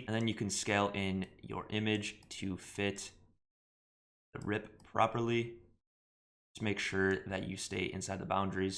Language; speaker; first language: English; native; English